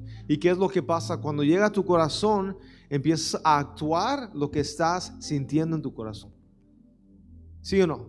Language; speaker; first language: Spanish; early bilingual, heritage; Spanish